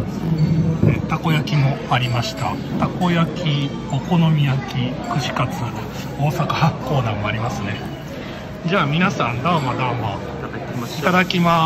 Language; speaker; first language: Japanese; native; Japanese